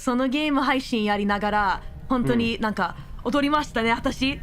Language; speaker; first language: Japanese; non-native, learner; English